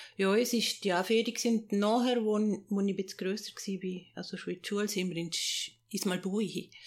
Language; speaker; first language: German; native; German